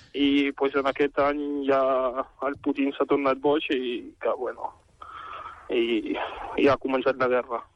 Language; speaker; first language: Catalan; non-native, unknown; Ukrainian